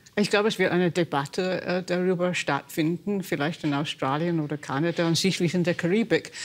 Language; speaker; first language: German; non-native, fluent; English